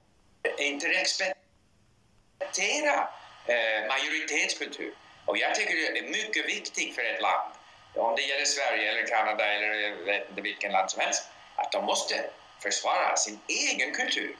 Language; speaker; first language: Swedish; non-native, fluent; English